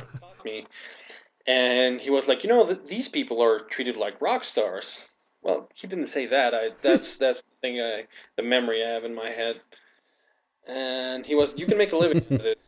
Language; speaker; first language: English; non-native, fluent; Spanish